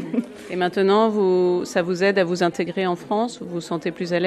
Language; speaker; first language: French; native; French